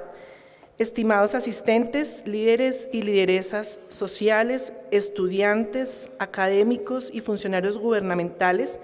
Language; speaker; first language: Spanish; native; Spanish